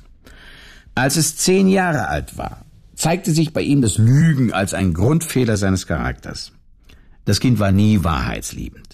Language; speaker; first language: German; native; German